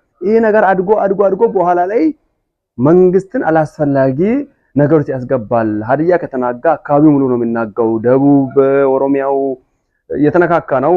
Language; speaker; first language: Amharic; non-native, local second language; Hadiyya